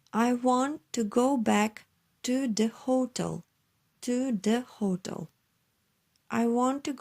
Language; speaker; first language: English; non-native, learner; Turkish